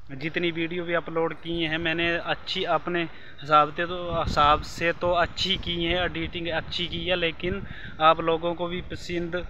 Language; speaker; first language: Hindi; native; Hindi